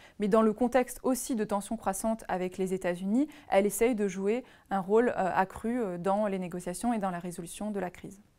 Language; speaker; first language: French; native; French